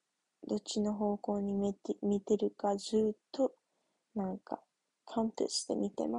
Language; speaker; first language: Japanese; early bilingual, heritage; English